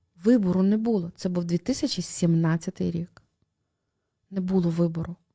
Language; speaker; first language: Ukrainian; native; Ukrainian